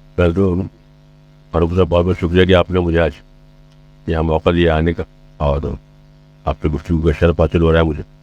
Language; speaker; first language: Urdu; native; Urdu